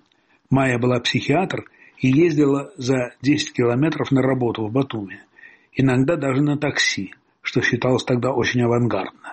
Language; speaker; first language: Russian; native; Russian